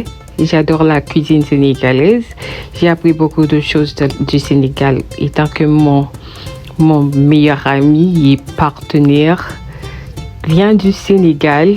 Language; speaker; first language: French; non-native, local second language; Haitian Creole